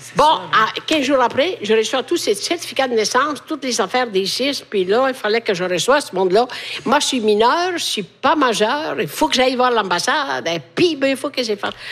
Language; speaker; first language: French; non-native, fluent; Italian